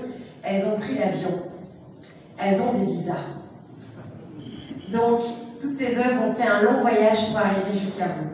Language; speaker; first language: French; native; French